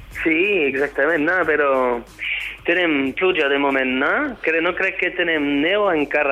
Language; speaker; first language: Catalan; non-native, fluent; French